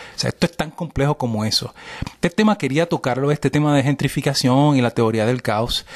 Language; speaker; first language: Spanish; early bilingual, heritage; Spanish